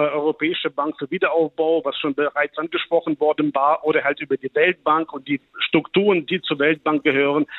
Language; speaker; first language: German; non-native, fluent; Ukrainian